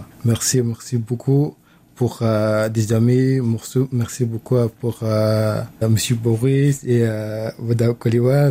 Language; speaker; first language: French; non-native, learner; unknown